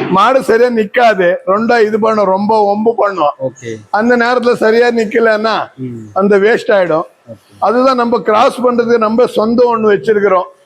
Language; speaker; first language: Tamil; non-native, local second language; Telugu